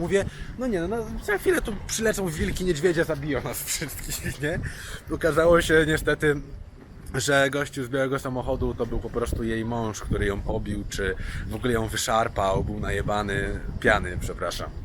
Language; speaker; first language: Polish; native; Polish